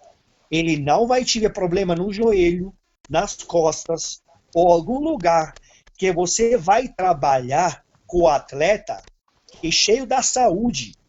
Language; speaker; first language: Portuguese; non-native, fluent; Serbian